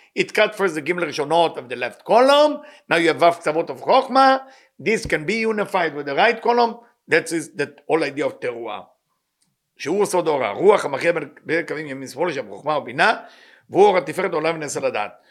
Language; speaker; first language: English; non-native, fluent; Hebrew